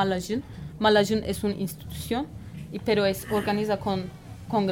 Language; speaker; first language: Spanish; non-native, learner; Kurdish